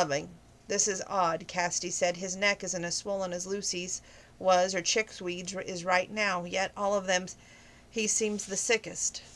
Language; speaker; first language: English; native; English